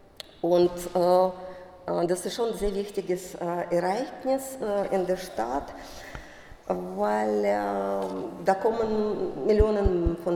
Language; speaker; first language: German; non-native, fluent; Russian